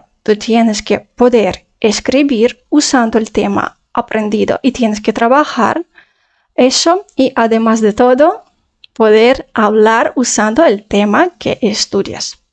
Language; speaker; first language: Spanish; non-native, fluent; Russian